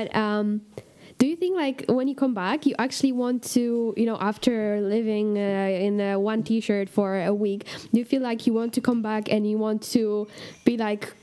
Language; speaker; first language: English; non-native, fluent; Polish